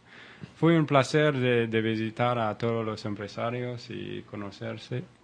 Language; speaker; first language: Spanish; non-native, learner; English